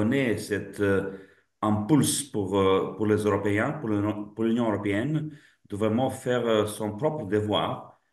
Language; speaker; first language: French; non-native, fluent; Lithuanian